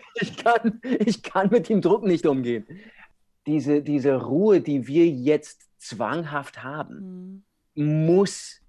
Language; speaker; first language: German; non-native, fluent; English